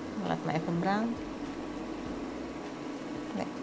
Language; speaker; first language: Dutch; non-native, learner; Indonesian